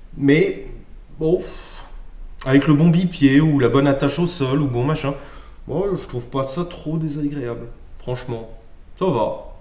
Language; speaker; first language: French; native; French